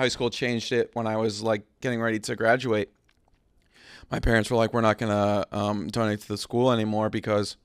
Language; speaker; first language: English; native; English